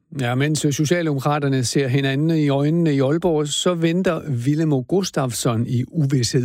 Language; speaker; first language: Danish; native; Danish